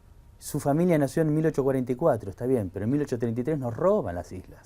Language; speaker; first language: Spanish; native; Spanish